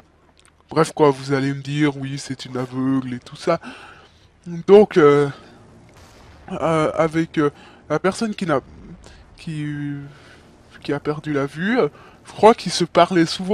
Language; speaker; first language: French; native; French